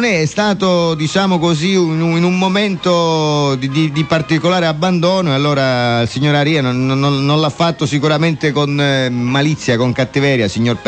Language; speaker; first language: Italian; native; Italian